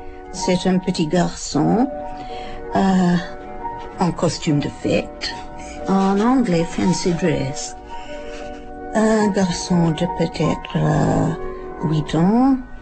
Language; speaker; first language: French; non-native, fluent; English